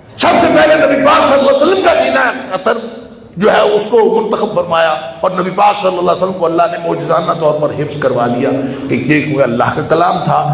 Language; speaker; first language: Urdu; non-native, local second language; Punjabi